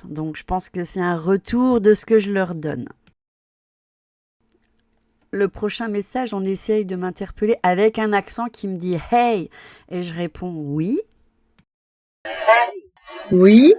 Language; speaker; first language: French; native; French